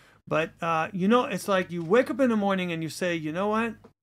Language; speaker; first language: English; native; English